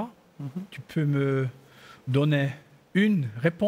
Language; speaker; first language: French; non-native, learner; German